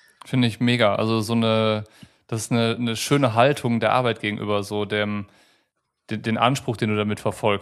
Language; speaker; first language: German; native; German